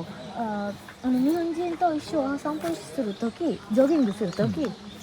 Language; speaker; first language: Japanese; non-native, learner; Sinhala